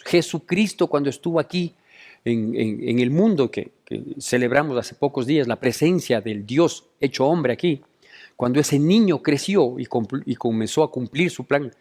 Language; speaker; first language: Spanish; native; Spanish